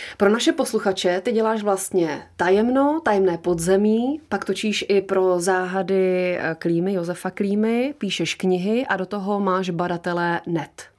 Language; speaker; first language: Czech; native; Czech